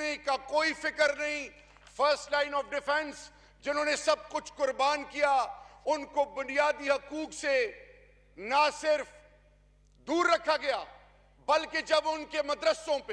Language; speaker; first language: Urdu; non-native, local second language; Pashto